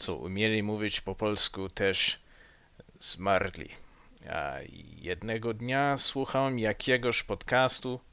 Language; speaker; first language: Polish; non-native, learner; English